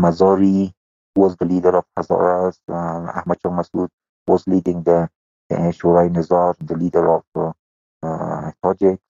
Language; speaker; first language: English; non-native, fluent; Persian